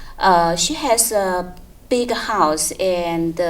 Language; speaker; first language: English; non-native, fluent; Chinese